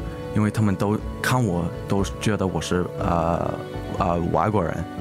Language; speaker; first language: Chinese; early bilingual, heritage; English